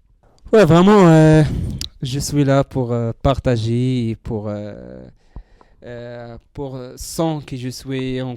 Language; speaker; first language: French; non-native, learner; Central Atlas Tamazight